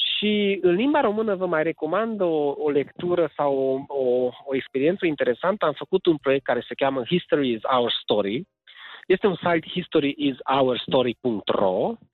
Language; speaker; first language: Romanian; non-native, local second language; Hungarian